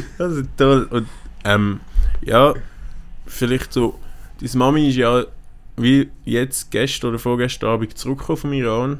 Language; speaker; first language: German; native; German